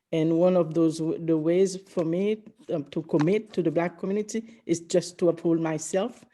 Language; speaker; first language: English; early bilingual, other home language; Haitian Creole